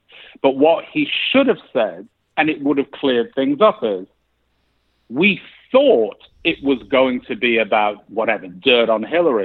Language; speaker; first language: English; native; English